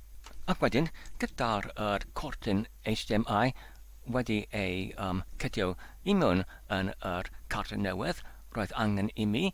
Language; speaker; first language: Welsh; non-native, learner; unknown